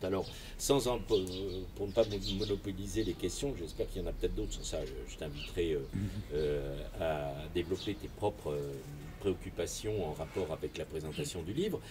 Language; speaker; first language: French; native; French